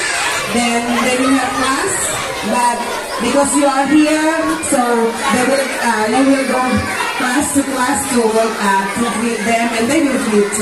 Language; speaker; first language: English; non-native, learner; Indonesian